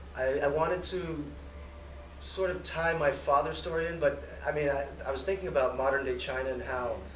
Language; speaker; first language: English; native; English